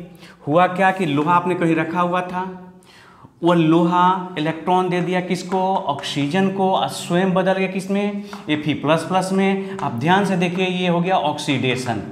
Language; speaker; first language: Hindi; native; Hindi